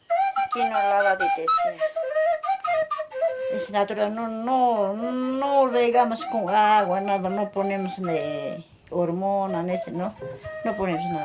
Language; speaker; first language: Spanish; non-native, local second language; Quechua